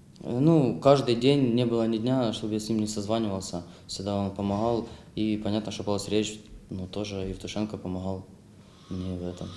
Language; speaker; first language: Russian; non-native, local second language; Ukrainian